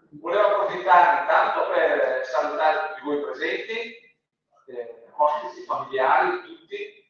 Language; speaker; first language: Italian; native; Italian